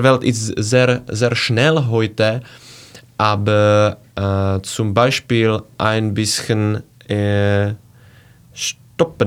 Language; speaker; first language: German; non-native, learner; Czech